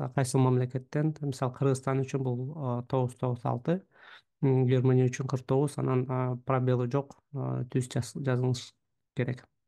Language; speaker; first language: Kyrgyz; native; Kyrgyz